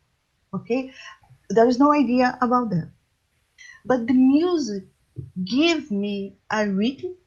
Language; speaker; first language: English; non-native, learner; Portuguese